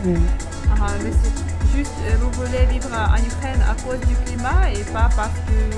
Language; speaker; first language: French; non-native, fluent; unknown